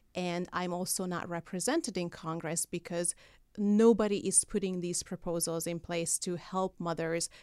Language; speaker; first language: English; non-native, fluent; Hungarian